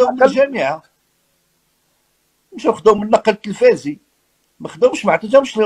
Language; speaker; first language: Arabic; native; Arabic